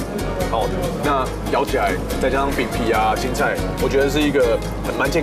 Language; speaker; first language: Chinese; native; Chinese